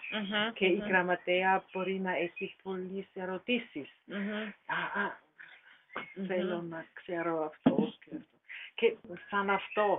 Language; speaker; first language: Greek; non-native, learner; German